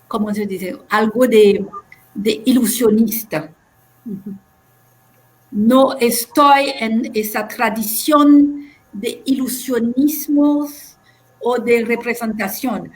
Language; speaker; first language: Spanish; non-native, fluent; French